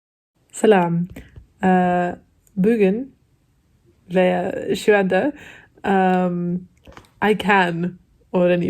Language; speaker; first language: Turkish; non-native, learner; English